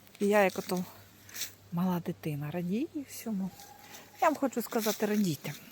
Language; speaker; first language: Ukrainian; native; Ukrainian